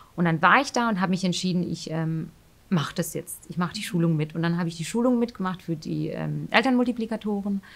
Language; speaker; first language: German; early bilingual, other home language; Albanian